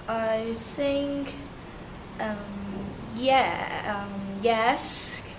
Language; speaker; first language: English; early bilingual, other home language; Turkish